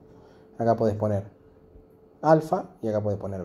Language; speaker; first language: Spanish; native; Spanish